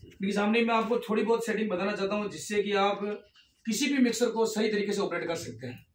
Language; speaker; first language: Hindi; non-native, local second language; Rajasthani